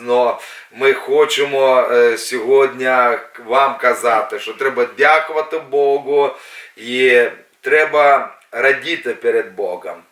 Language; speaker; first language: Ukrainian; non-native, local second language; Russian